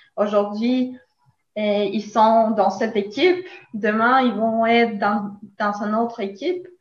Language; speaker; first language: French; non-native, fluent; Spanish